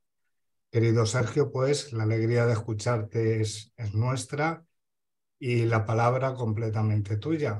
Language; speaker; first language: Spanish; native; Spanish